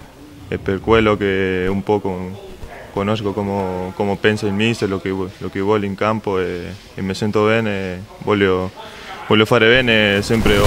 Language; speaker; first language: Italian; non-native, learner; Spanish